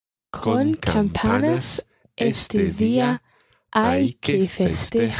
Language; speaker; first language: Spanish; non-native, learner; English